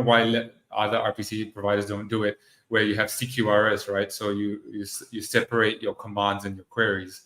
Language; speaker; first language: English; native; English